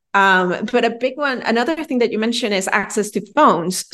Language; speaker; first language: English; non-native, fluent; Spanish